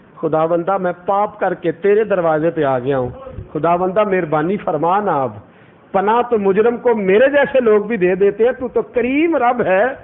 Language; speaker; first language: Urdu; non-native, local second language; Punjabi